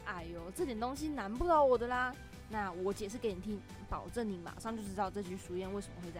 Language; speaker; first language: Chinese; native; Chinese